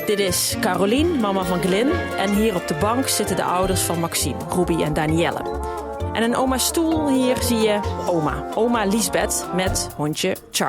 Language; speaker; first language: Dutch; native; Dutch